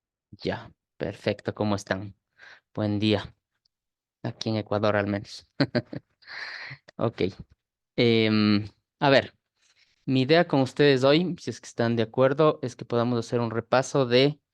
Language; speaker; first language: Spanish; native; Spanish